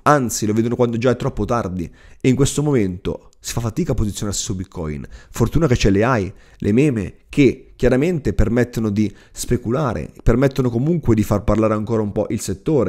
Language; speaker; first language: Italian; native; Italian